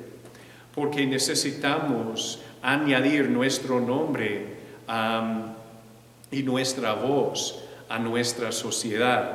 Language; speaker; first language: Spanish; non-native, fluent; English